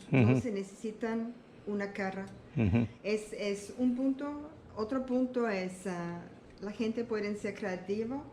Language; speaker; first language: Spanish; non-native, learner; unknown